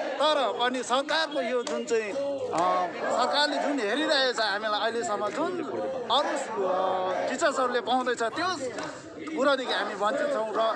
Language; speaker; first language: Nepali; native; Nepali